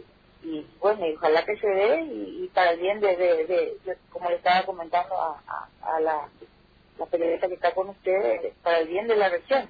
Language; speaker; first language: Spanish; native; Spanish